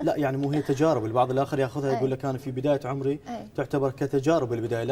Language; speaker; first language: Arabic; native; Arabic